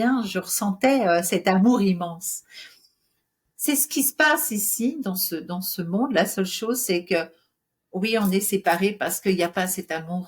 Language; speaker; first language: French; native; French